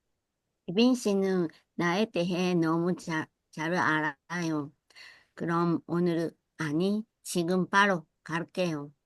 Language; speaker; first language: Korean; non-native, learner; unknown